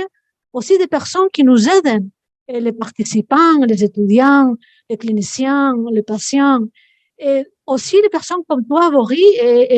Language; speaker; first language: French; non-native, fluent; Spanish